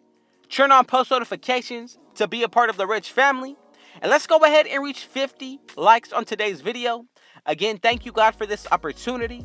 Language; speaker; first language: English; native; English